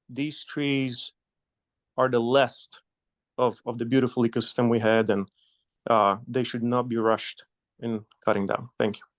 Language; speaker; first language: English; non-native, fluent; Polish